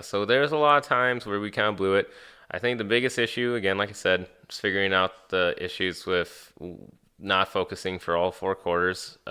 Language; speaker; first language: English; native; English